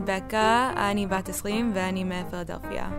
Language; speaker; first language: Hebrew; non-native, learner; English